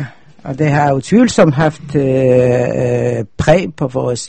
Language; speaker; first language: Danish; non-native, fluent; Polish